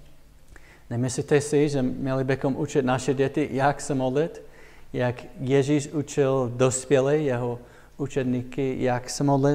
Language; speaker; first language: Czech; non-native, fluent; English